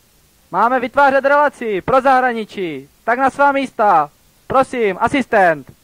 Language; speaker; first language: Czech; native; Czech